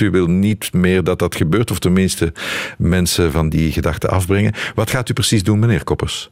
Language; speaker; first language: Dutch; native; Dutch